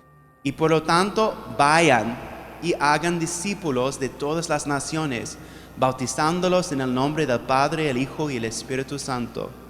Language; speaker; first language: Spanish; non-native, fluent; English